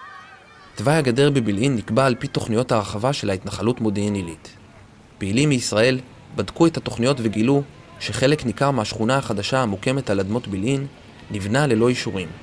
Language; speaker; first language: Hebrew; native; Hebrew